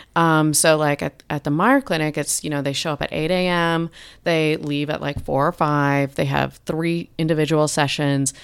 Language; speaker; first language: English; native; English